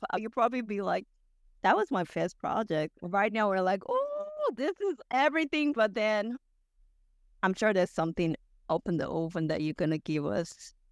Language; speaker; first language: English; non-native, local second language; Yoruba